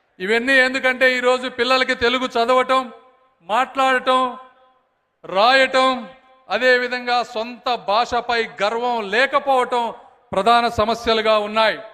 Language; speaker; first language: Telugu; native; Telugu